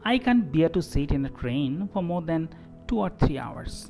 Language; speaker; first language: English; non-native, local second language; Bangla